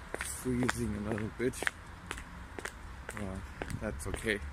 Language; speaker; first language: English; non-native, fluent; German